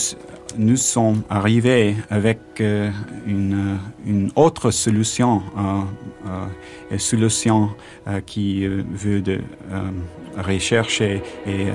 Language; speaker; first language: French; non-native, learner; English